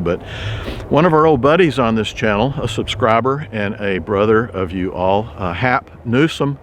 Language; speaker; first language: English; native; English